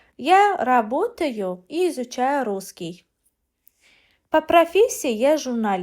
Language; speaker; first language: Russian; non-native, learner; Azerbaijani